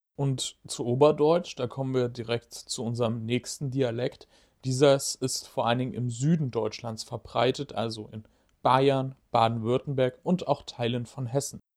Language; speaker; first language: German; native; German